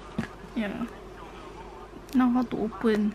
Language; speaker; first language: English; non-native, local second language; Malay